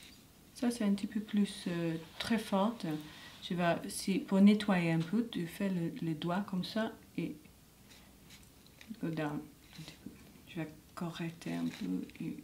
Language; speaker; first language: French; non-native, learner; English